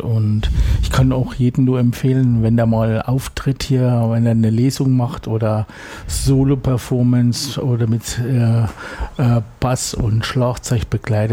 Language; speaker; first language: German; native; German